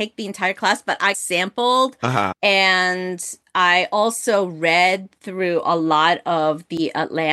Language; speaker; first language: English; early bilingual, other home language; Korean